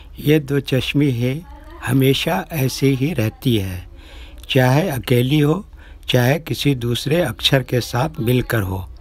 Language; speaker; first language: Hindi; native; Hindi